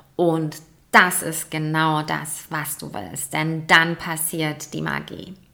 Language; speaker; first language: German; native; German